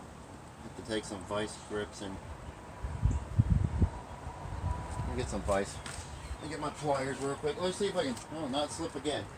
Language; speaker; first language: English; native; English